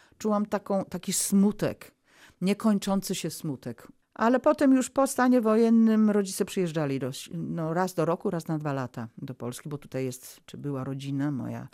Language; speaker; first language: Polish; early bilingual, heritage; Polish